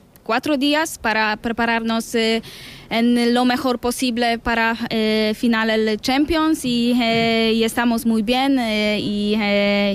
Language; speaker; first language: Spanish; non-native, learner; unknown